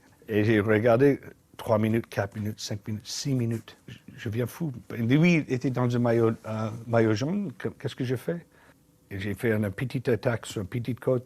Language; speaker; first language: French; non-native, learner; English